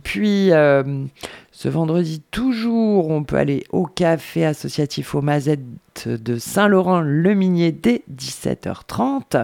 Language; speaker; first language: French; native; French